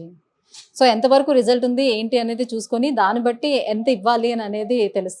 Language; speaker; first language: Telugu; native; Telugu